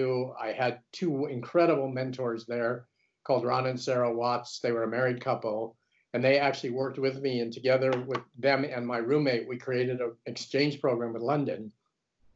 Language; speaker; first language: English; native; English